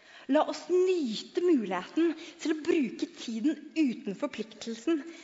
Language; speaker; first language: Norwegian; native; Norwegian